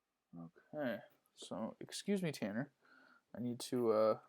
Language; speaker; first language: English; native; English